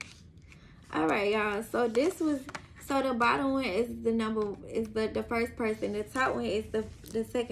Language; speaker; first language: English; native; English